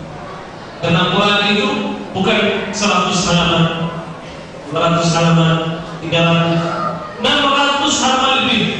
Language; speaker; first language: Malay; non-native, fluent; Arabic